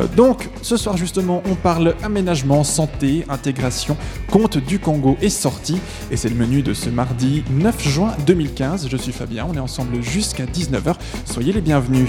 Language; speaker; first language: French; native; French